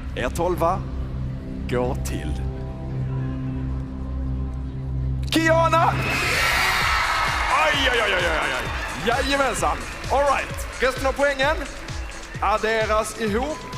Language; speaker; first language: Swedish; native; Swedish